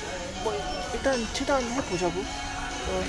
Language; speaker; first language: Korean; native; Korean